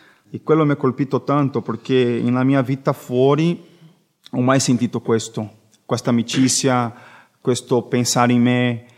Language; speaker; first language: Italian; non-native, learner; Portuguese